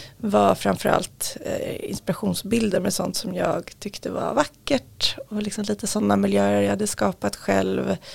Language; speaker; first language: Swedish; native; Swedish